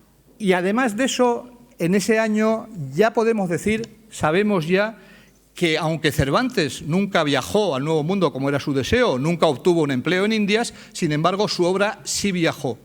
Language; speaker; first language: Spanish; native; Spanish